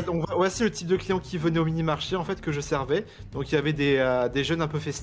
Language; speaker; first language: French; native; French